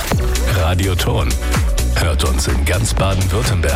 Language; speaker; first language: German; native; German